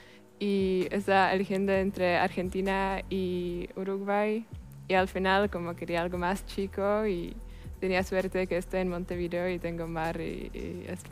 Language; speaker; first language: Spanish; non-native, learner; Czech